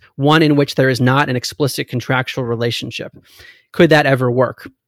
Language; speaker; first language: English; native; English